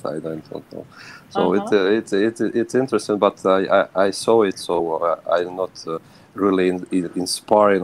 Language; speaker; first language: English; non-native, learner; Ukrainian